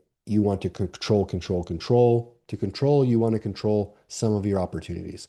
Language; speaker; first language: English; native; English